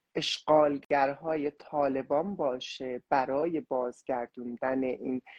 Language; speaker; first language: Persian; native; Persian